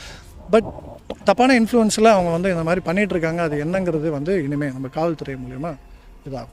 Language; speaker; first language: Tamil; native; Tamil